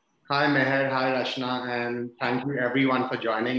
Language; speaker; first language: English; non-native, local second language; Hindi